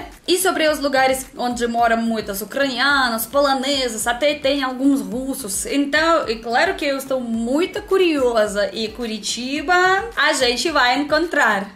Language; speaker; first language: Portuguese; non-native, learner; Russian